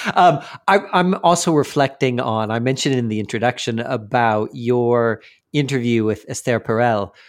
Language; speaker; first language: English; native; English